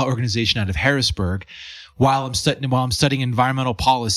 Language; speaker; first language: English; native; English